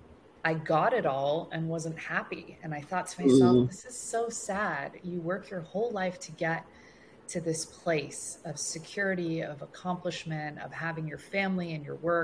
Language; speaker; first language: English; native; English